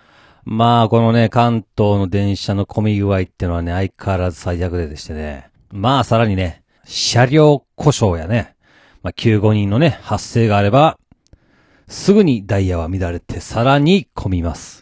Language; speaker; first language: Japanese; native; Japanese